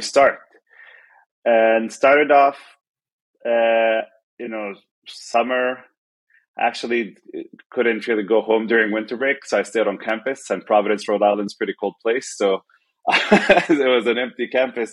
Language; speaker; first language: English; non-native, fluent; Arabic